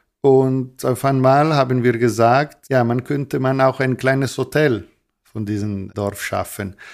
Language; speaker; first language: German; non-native, local second language; Italian